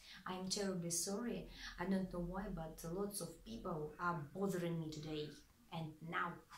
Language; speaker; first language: English; non-native, fluent; Russian